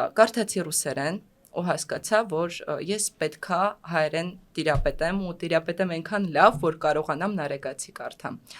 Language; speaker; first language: Armenian; non-native, fluent; Russian